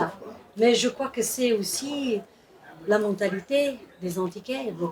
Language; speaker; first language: French; non-native, fluent; English